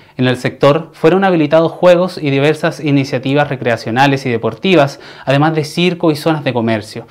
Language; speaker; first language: Spanish; native; Spanish